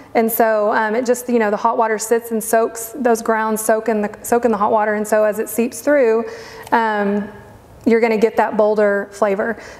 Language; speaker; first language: English; native; English